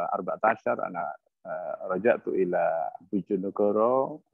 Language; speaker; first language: Arabic; non-native, fluent; Indonesian